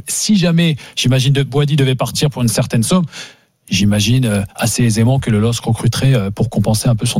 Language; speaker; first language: French; native; French